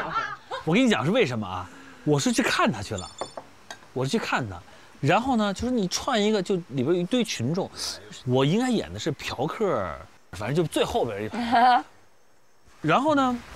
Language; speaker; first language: Chinese; native; Chinese